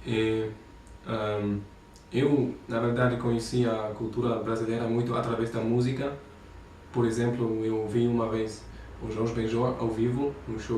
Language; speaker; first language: Portuguese; non-native, fluent; German